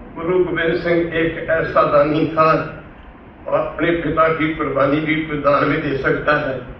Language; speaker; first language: Urdu; non-native, local second language; Punjabi